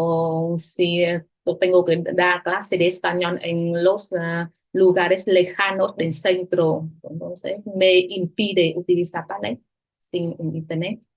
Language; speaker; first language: Spanish; non-native, fluent; Vietnamese